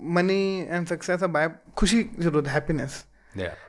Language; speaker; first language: Hindi; native; Hindi